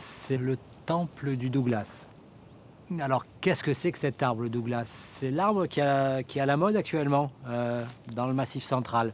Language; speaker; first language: French; native; French